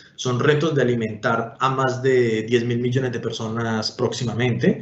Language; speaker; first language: Spanish; native; Spanish